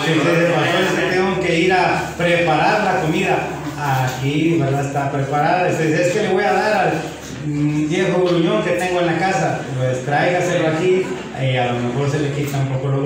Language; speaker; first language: Spanish; native; Spanish